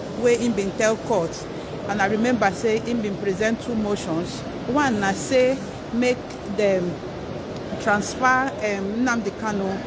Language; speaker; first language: Nigerian Pidgin; native; Nigerian Pidgin